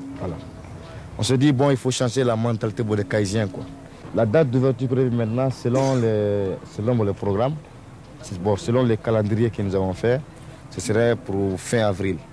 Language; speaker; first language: French; non-native, local second language; Soninke